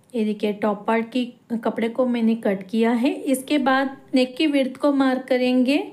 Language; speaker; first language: Hindi; non-native, local second language; Kannada